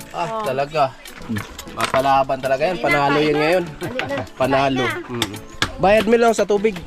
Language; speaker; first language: Filipino; non-native, local second language; Cebuano